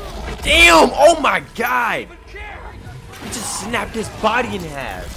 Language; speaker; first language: English; native; English